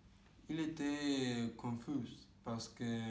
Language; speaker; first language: French; non-native, learner; Spanish